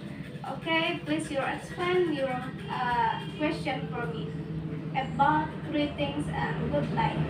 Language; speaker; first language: English; non-native, learner; Indonesian